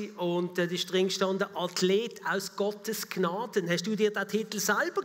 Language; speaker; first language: German; native; German